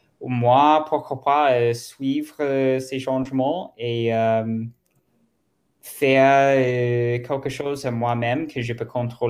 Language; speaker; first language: French; non-native, learner; German